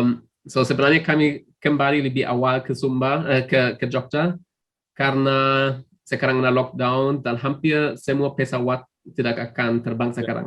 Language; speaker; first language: Indonesian; non-native, fluent; German